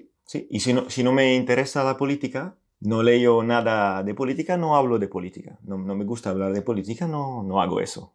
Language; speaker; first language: Spanish; non-native, fluent; Italian